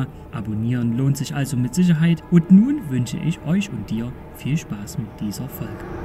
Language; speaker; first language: German; native; German